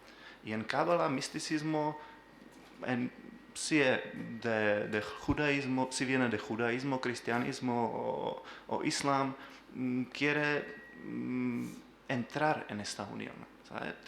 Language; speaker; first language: Spanish; non-native, learner; Czech